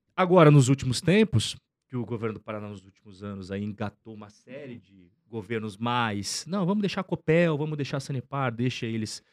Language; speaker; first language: Portuguese; native; Portuguese